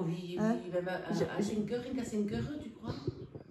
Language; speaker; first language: French; native; French